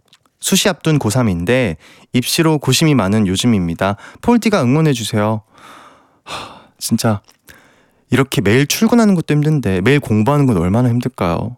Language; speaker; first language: Korean; native; Korean